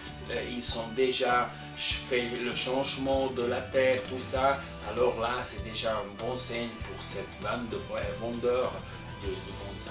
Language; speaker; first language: French; non-native, local second language; German